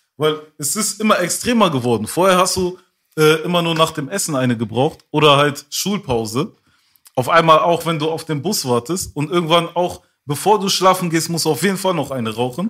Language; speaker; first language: German; early bilingual, other home language; French